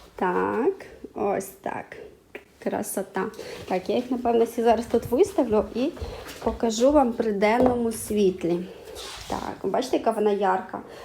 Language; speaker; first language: Ukrainian; non-native, local second language; Russian